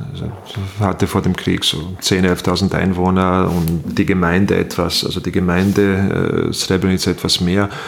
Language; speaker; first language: German; non-native, fluent; Bosnian